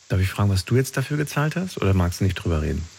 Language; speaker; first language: German; native; German